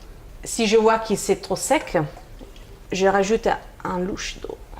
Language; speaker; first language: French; non-native, fluent; Italian